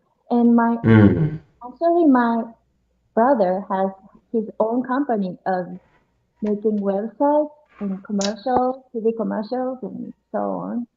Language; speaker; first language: English; non-native, learner; Japanese